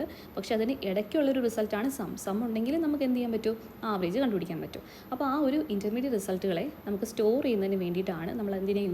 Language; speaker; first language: Malayalam; native; Malayalam